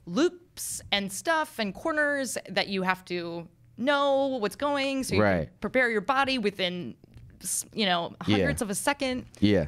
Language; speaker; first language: English; native; English